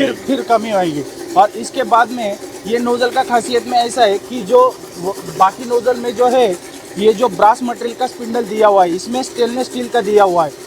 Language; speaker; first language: Hindi; non-native, local second language; Marathi